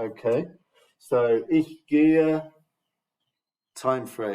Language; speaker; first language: German; non-native, fluent; English